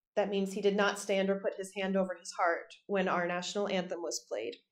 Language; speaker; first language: English; native; English